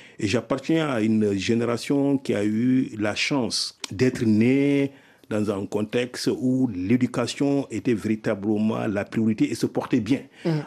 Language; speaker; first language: French; non-native, local second language; Soninke